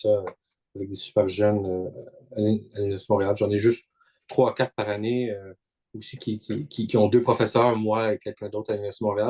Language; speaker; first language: French; native; French